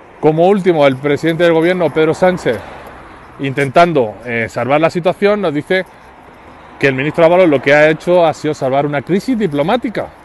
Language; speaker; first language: Spanish; native; Spanish